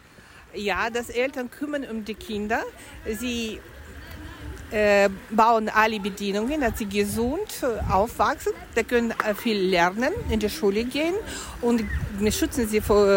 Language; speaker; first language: German; non-native, learner; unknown